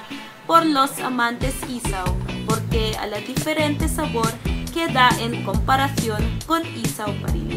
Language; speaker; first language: Spanish; non-native, learner; Filipino